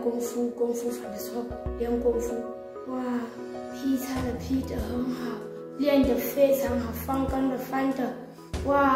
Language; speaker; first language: Chinese; non-native, learner; Southern Sotho